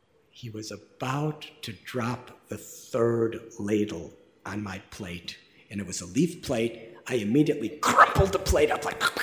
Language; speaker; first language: English; native; English